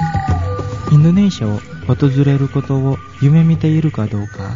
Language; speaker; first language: Japanese; non-native, fluent; Indonesian